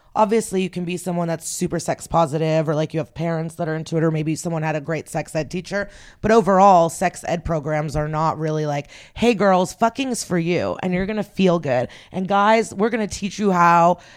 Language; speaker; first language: English; early bilingual, other home language; Russian